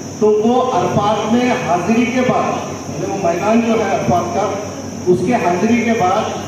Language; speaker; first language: Urdu; native; Urdu